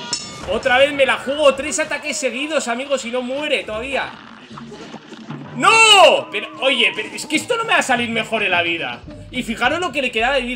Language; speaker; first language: Spanish; native; Spanish